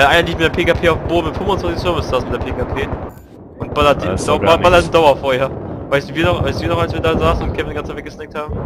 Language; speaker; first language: German; native; German